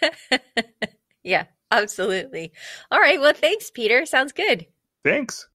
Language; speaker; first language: English; native; English